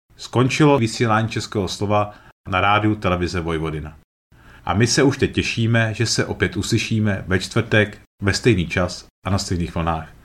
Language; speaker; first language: Czech; early bilingual, heritage; Czech